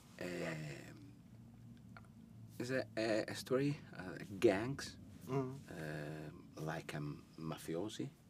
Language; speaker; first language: English; non-native, learner; Italian